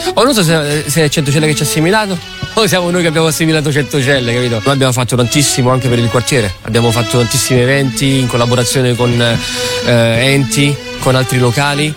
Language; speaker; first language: Italian; early bilingual, other home language; Arabic